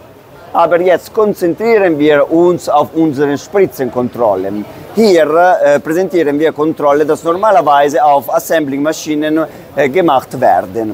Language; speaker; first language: German; non-native, fluent; Italian